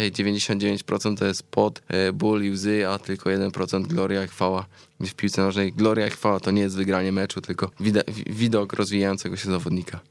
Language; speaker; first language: Polish; native; Polish